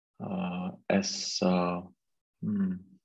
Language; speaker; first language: German; non-native, learner; Czech